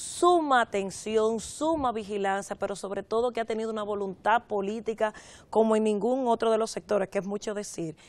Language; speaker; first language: Spanish; native; Spanish